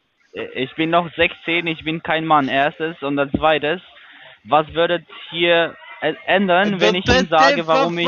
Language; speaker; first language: German; non-native, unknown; Turkish